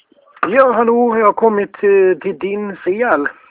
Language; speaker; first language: Swedish; native; Swedish